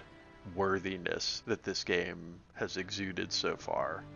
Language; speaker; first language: English; native; English